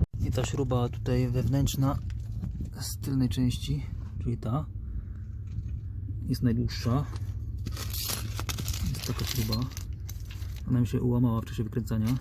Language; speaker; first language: Polish; native; Polish